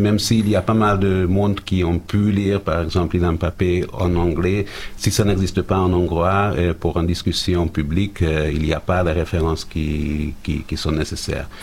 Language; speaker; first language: French; non-native, fluent; Hungarian